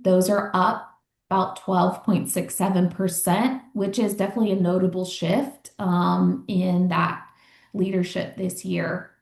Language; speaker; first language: English; native; English